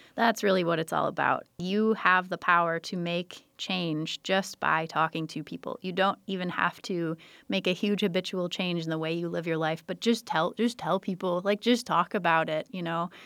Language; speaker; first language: English; native; English